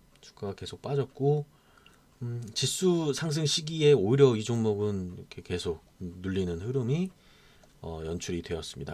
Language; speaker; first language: Korean; native; Korean